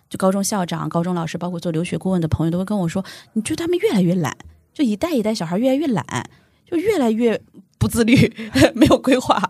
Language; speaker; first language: Chinese; native; Chinese